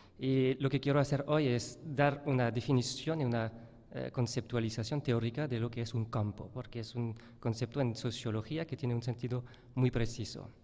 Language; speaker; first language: Spanish; non-native, fluent; French